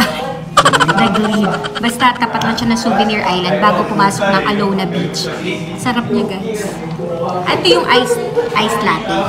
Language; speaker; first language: Filipino; native; Filipino